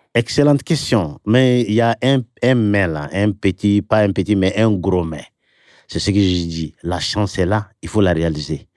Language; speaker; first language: French; non-native, local second language; Bambara